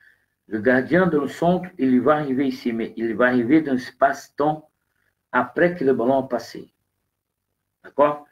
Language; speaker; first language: French; non-native, learner; Portuguese